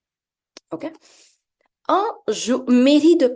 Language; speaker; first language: French; non-native, fluent; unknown